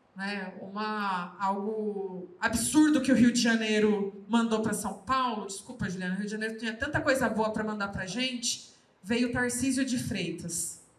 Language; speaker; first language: Portuguese; native; Portuguese